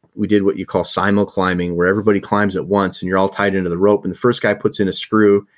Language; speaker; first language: English; native; English